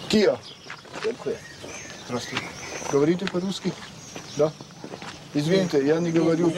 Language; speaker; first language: Russian; non-native, learner; French